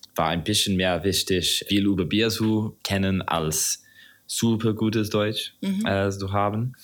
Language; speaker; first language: German; non-native, fluent; English